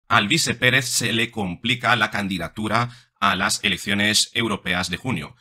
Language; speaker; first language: Spanish; non-native, fluent; Italian